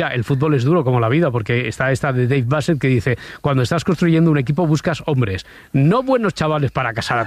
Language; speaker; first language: Spanish; native; Spanish